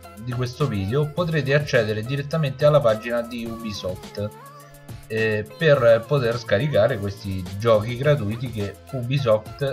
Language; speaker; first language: Italian; native; Italian